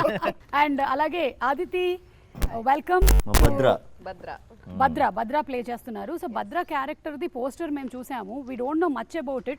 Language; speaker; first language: Telugu; native; Telugu